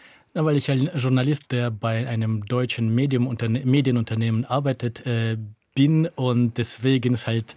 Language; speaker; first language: German; native; German